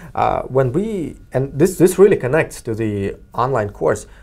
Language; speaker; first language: English; non-native, fluent; Russian